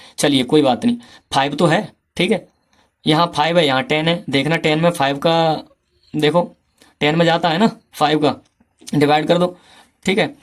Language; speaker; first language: Hindi; native; Hindi